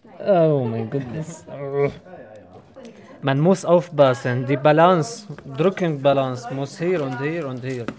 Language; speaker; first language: German; non-native, learner; Arabic